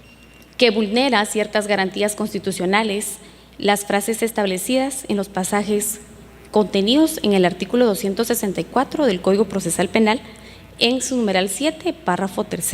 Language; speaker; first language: Spanish; native; Spanish